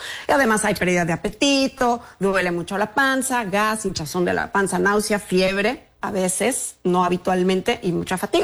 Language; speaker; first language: Spanish; native; Spanish